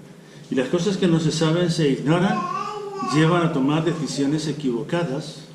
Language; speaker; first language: Spanish; native; Spanish